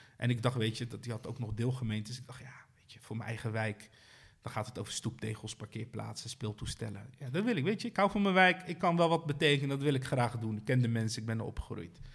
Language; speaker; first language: Dutch; early bilingual, other home language; Arabic